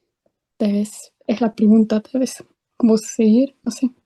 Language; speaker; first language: Spanish; non-native, fluent; German